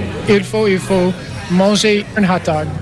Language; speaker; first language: French; non-native, fluent; English